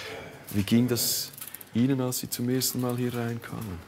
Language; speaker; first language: German; native; German